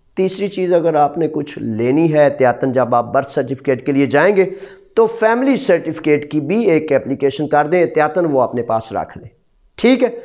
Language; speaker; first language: Urdu; non-native, local second language; Punjabi